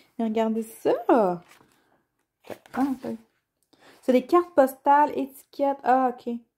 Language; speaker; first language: French; native; French